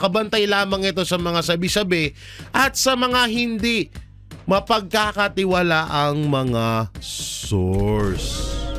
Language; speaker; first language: Filipino; native; Filipino